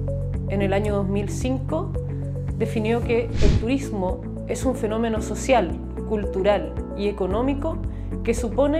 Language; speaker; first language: Spanish; native; Spanish